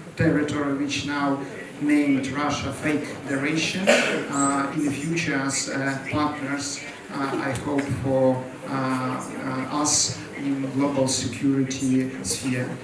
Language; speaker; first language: English; non-native, learner; Ukrainian